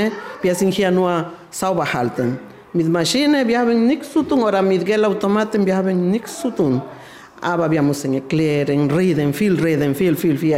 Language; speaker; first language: German; non-native, learner; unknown